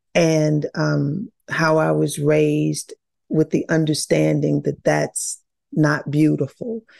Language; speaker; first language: English; native; English